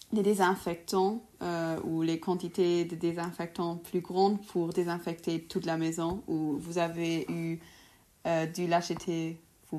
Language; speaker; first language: French; non-native, local second language; Luxembourgish